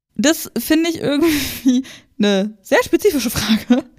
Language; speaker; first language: German; native; German